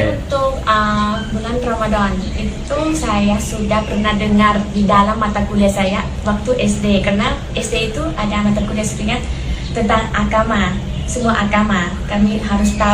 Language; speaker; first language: Indonesian; non-native, learner; Thai